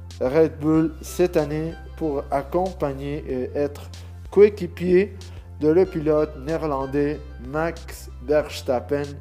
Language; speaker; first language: French; non-native, learner; Spanish